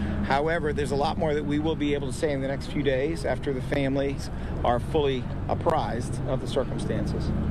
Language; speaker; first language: English; native; English